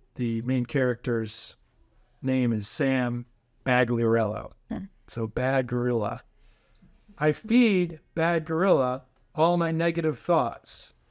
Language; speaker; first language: English; native; English